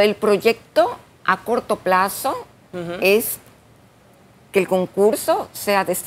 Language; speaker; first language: Spanish; native; Spanish